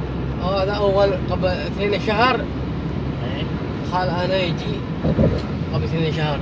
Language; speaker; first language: Arabic; non-native, learner; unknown